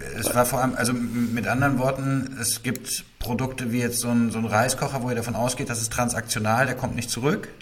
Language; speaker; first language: German; native; German